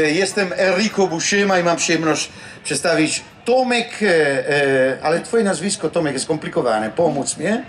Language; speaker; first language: Polish; non-native, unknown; Italian